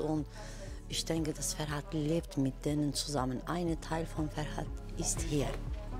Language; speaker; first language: German; non-native, fluent; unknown